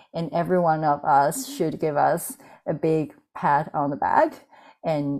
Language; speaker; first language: English; non-native, fluent; Chinese